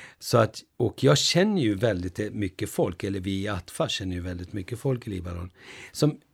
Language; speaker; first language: Swedish; early bilingual, other home language; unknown